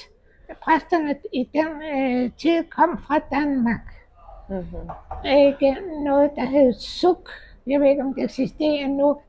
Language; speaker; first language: Danish; early bilingual, heritage; Danish